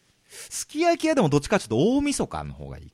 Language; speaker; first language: Japanese; native; Japanese